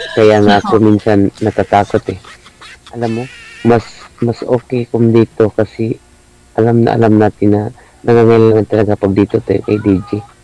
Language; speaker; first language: Filipino; non-native, local second language; Cebuano